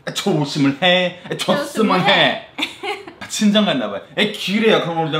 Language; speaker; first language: Korean; native; Korean